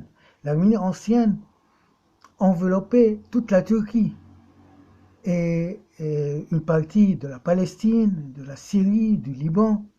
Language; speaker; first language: French; non-native, local second language; Arabic